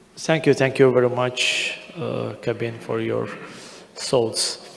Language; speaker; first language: English; non-native, fluent; Azerbaijani